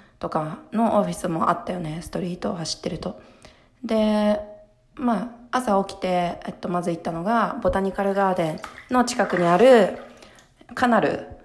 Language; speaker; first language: Japanese; early bilingual, heritage; Japanese